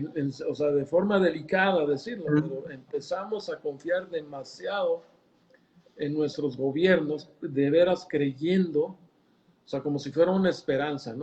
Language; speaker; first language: Spanish; native; Spanish